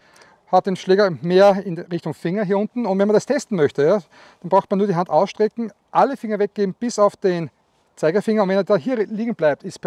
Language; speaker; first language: German; native; German